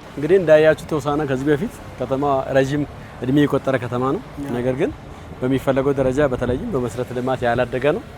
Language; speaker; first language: Amharic; non-native, local second language; Hadiyya